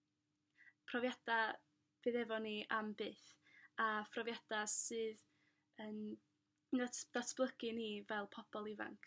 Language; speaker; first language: Welsh; native; Welsh